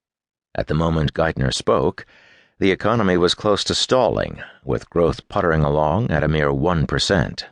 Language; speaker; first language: English; native; English